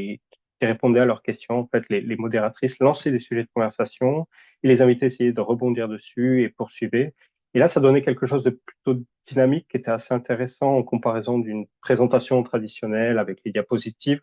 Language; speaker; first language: French; native; French